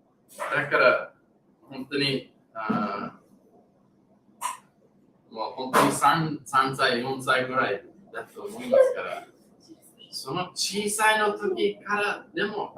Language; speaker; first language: Japanese; non-native, learner; English